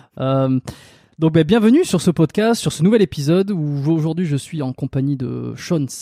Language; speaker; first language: French; native; French